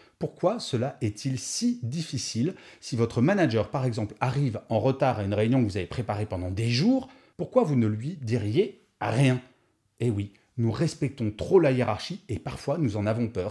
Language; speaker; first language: French; native; French